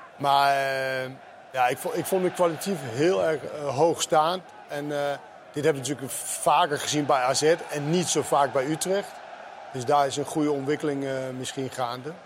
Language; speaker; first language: Dutch; non-native, fluent; Danish